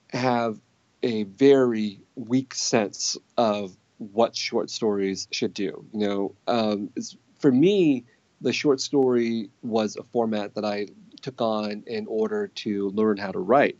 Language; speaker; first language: English; native; English